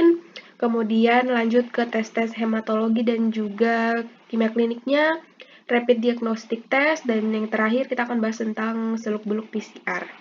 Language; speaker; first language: Indonesian; native; Indonesian